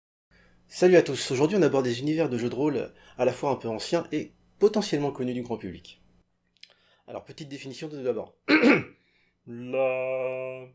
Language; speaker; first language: French; native; French